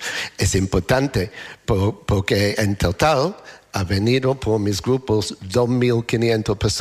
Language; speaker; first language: Spanish; non-native, learner; English